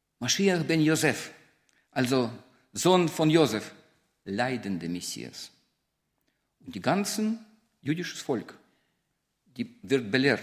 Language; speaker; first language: German; non-native, fluent; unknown